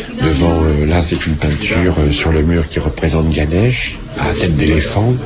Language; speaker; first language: French; native; French